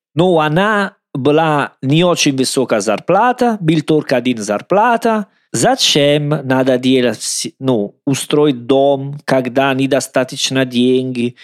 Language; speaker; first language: Russian; non-native, learner; Italian